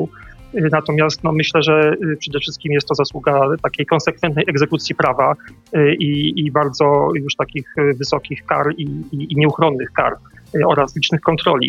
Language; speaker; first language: Polish; native; Polish